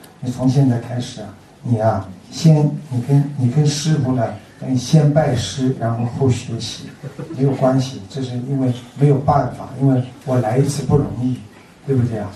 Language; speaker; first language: Chinese; native; Chinese